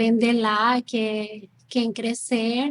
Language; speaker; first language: Portuguese; non-native, fluent; Spanish